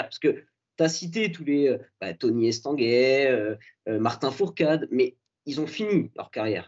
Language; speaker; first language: French; native; French